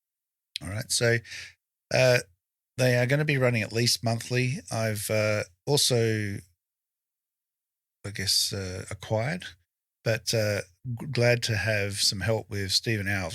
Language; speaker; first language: English; native; English